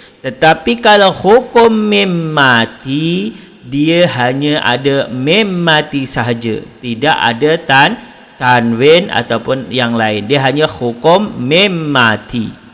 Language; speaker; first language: Malay; native; Malay